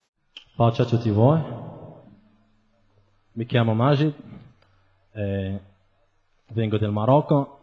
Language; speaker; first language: Italian; non-native, fluent; Arabic